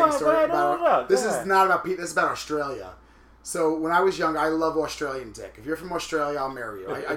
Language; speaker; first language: English; native; English